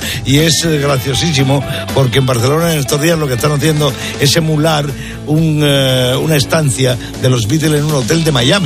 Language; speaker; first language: Spanish; native; Spanish